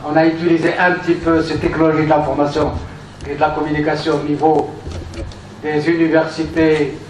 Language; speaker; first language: French; non-native, local second language; Arabic